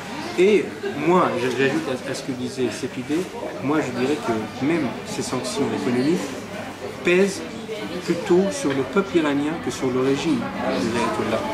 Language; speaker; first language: French; non-native, fluent; Persian